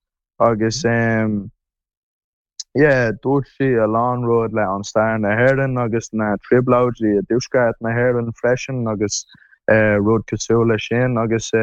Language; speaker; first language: Irish; non-native, learner; English